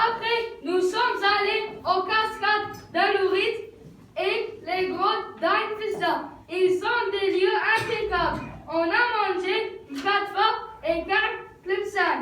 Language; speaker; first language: French; non-native, learner; Arabic